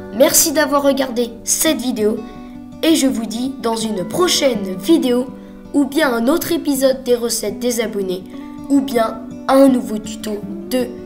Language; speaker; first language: French; native; French